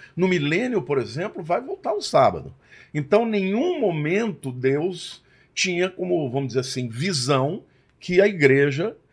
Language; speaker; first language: Portuguese; non-native, fluent; Italian